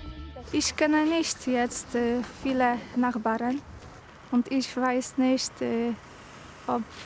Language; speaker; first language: German; non-native, learner; Polish